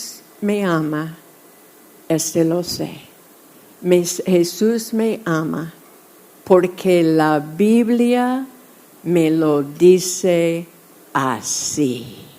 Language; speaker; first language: Spanish; non-native, fluent; English